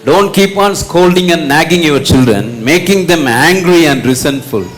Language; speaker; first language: English; non-native, local second language; Tamil